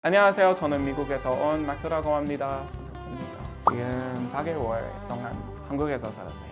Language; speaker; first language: Korean; non-native, learner; English